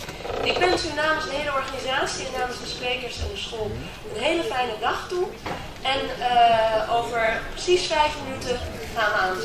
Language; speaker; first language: Dutch; native; Dutch